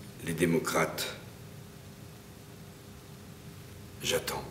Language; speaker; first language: French; native; French